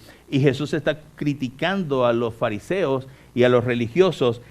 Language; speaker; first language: Spanish; native; Spanish